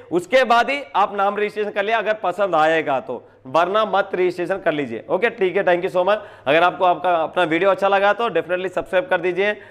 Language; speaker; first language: Hindi; non-native, local second language; Telugu